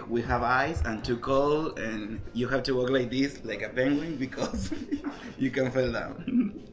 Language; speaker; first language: English; non-native, learner; Spanish